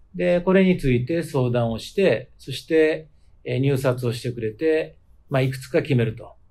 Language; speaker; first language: Japanese; native; Japanese